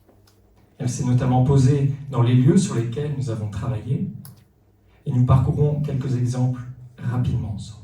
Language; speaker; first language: French; native; French